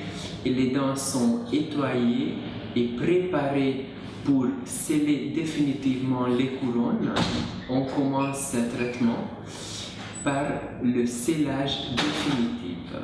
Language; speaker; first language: French; non-native, fluent; Hungarian